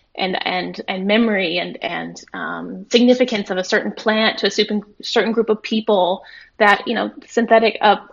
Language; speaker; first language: English; native; English